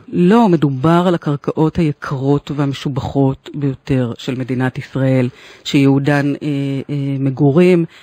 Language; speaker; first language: Hebrew; native; Hebrew